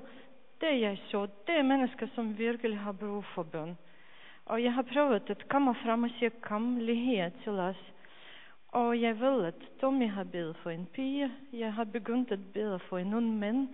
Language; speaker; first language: Danish; non-native, fluent; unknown